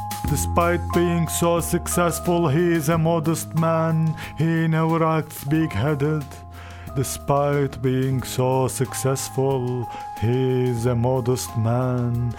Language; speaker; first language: English; non-native, fluent; Turkish